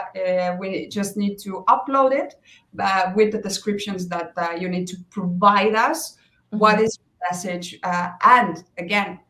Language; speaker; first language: English; non-native, fluent; Estonian